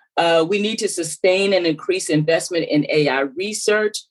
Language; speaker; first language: English; native; English